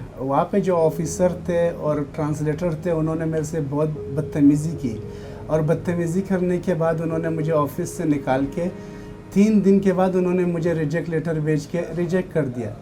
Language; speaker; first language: Hindi; non-native, fluent; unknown